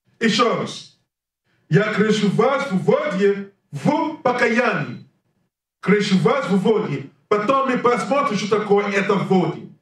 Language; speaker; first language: Russian; non-native, learner; English